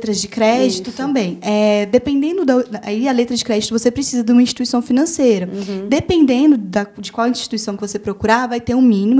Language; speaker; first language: Portuguese; native; Portuguese